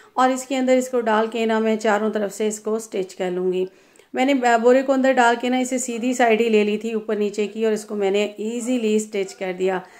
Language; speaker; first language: Urdu; non-native, local second language; Punjabi